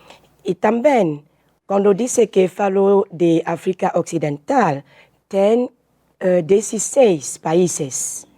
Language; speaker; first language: Portuguese; non-native, learner; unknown